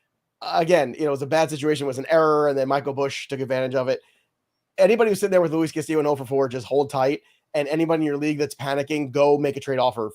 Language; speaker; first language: English; native; English